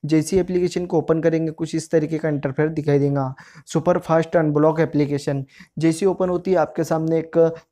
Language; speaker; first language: Hindi; native; Hindi